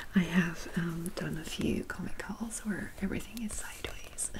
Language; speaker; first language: English; native; English